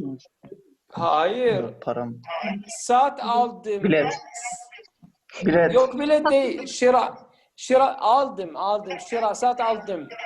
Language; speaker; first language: Turkish; non-native, learner; Arabic